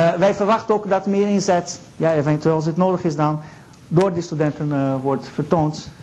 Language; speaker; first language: Dutch; non-native, fluent; Portuguese